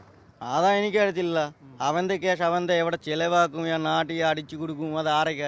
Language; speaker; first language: Malayalam; non-native, local second language; Assamese